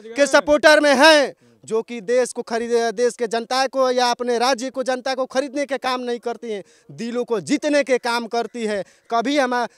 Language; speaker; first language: Hindi; native; Hindi